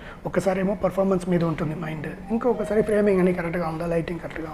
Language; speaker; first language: Telugu; non-native, learner; Tamil